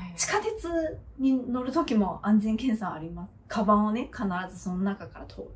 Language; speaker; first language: Japanese; non-native, fluent; Chinese